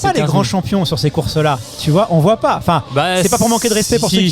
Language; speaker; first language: French; native; French